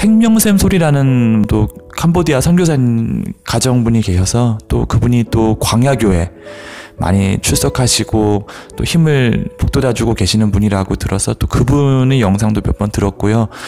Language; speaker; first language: Korean; native; Korean